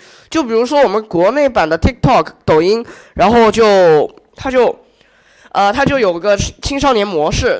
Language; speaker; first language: Chinese; native; Chinese